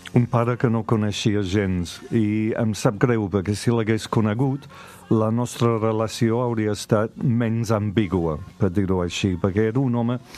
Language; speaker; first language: Catalan; non-native, fluent; English